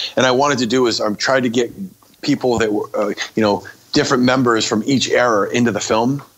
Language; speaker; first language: English; native; English